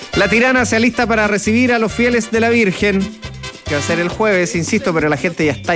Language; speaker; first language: Spanish; native; Spanish